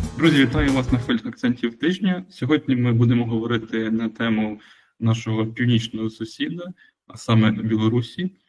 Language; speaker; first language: Ukrainian; native; Ukrainian